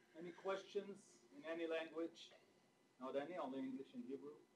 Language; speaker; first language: English; non-native, fluent; Hebrew